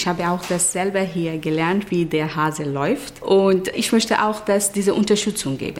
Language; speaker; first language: German; non-native, learner; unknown